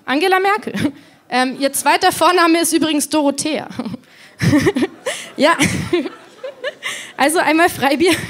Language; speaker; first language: German; native; German